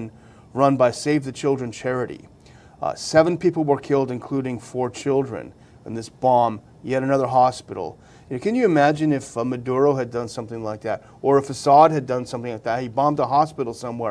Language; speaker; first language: English; native; English